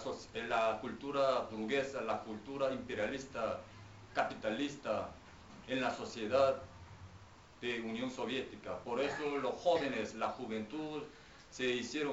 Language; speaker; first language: Spanish; non-native, fluent; Korean